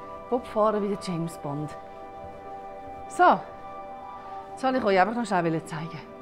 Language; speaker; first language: German; native; German